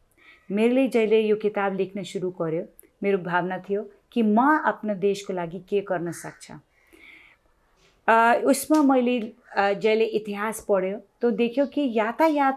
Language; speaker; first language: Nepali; non-native, local second language; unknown